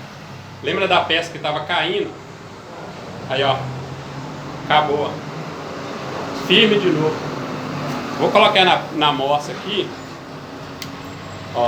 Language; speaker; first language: Portuguese; native; Portuguese